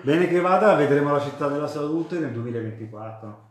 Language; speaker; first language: Italian; native; Italian